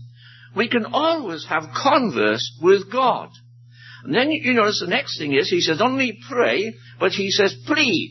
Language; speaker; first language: English; native; English